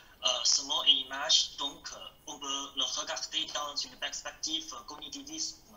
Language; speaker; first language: French; non-native, learner; Chinese